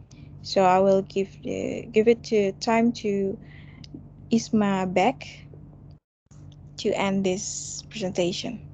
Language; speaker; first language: English; non-native, fluent; Indonesian